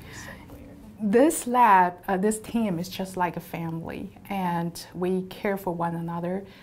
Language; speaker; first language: English; non-native, fluent; Chinese